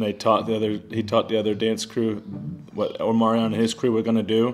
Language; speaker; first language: English; native; English